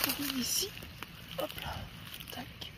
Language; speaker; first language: French; native; French